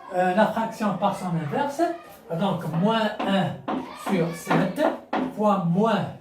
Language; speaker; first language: French; non-native, local second language; Arabic